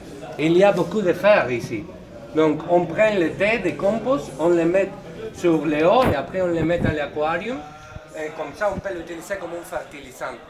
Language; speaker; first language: French; non-native, learner; Spanish